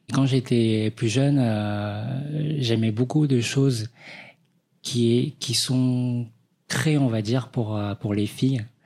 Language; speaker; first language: French; early bilingual, other home language; Vietnamese